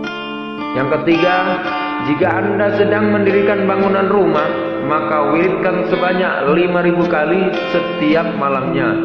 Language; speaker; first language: Indonesian; native; Indonesian